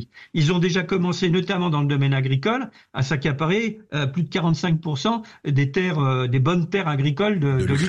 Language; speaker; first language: French; native; French